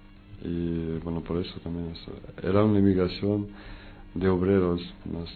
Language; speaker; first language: Spanish; non-native, fluent; French